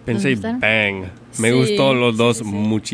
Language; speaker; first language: Spanish; non-native, learner; English